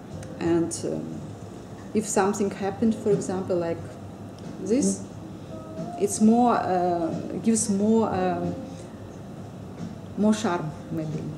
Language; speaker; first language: English; non-native, learner; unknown